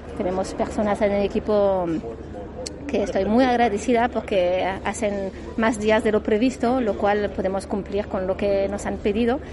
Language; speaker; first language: Spanish; non-native, fluent; French